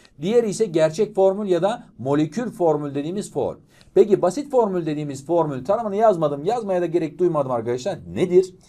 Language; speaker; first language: Turkish; native; Turkish